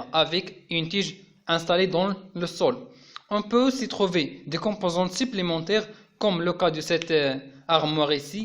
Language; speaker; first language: French; non-native, local second language; Arabic